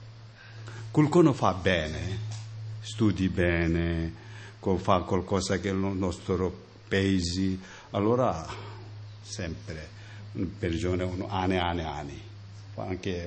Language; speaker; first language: Italian; non-native, learner; Tibetan